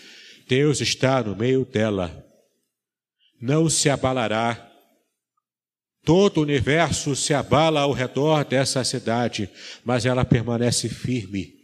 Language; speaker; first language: Portuguese; native; Portuguese